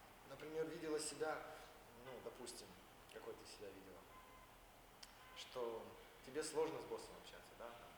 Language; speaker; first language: Russian; native; Russian